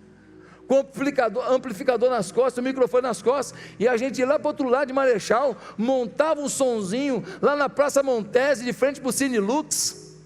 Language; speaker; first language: Portuguese; native; Portuguese